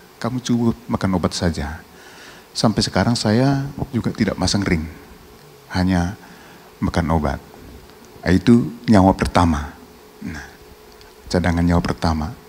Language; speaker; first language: Indonesian; non-native, local second language; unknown